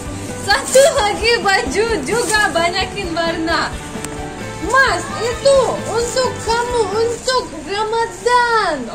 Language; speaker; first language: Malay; non-native, learner; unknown